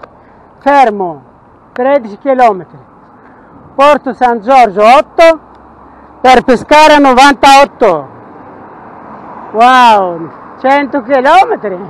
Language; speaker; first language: Italian; non-native, fluent; Arabic